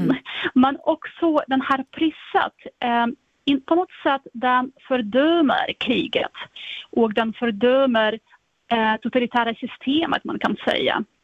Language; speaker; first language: Swedish; non-native, fluent; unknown